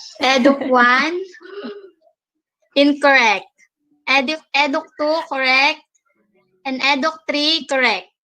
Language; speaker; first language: English; non-native, local second language; Filipino